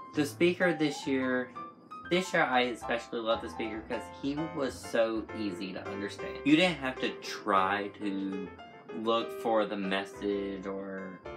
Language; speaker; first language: English; native; English